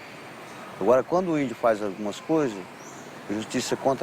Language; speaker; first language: Portuguese; non-native, local second language; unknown